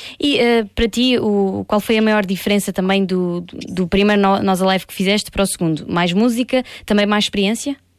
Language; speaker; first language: Portuguese; native; Portuguese